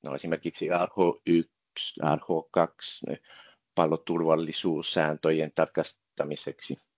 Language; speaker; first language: Finnish; non-native, fluent; Spanish